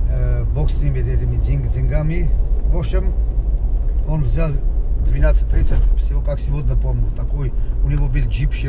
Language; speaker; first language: Russian; non-native, local second language; Armenian